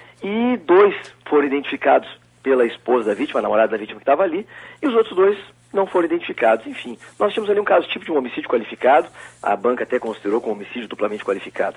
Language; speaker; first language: Portuguese; native; Portuguese